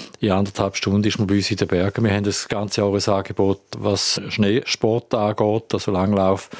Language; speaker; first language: German; native; German